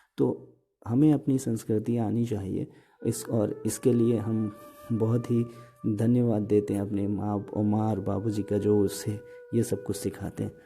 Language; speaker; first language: Hindi; native; Hindi